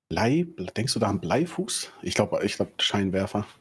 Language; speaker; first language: German; native; German